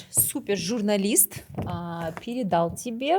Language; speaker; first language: Russian; non-native, local second language; Kazakh